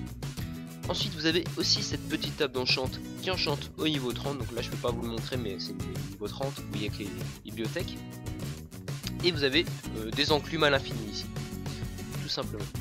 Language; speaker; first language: French; native; French